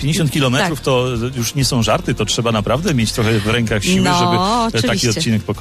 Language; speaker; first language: Polish; native; Polish